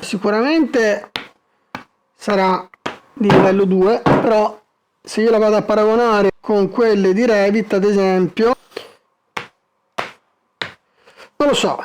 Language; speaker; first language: Italian; native; Italian